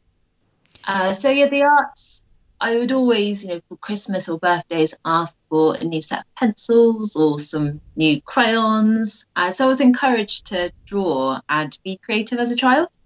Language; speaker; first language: English; native; English